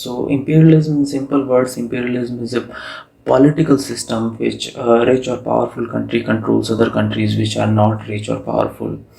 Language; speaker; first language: English; non-native, local second language; Hindi